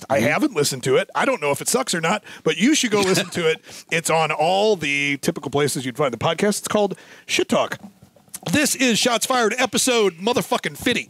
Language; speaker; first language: English; native; English